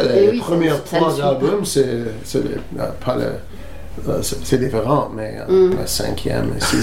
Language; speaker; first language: French; non-native, learner; English